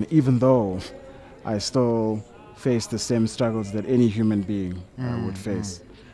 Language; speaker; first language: English; non-native, local second language; Zulu